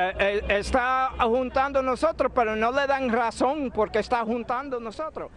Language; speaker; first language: Spanish; early bilingual, heritage; Spanish